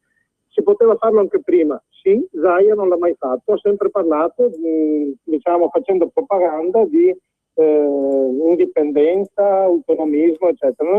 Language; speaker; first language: Italian; native; Italian